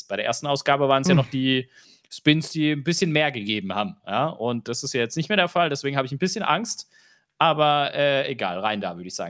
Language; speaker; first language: German; native; German